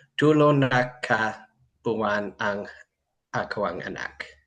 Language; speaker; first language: Cebuano; non-native, learner; English